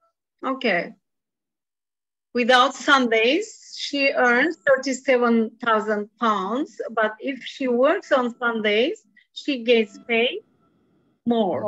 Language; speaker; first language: English; non-native, fluent; Turkish